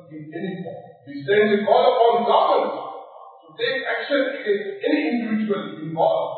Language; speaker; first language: English; non-native, local second language; Tamil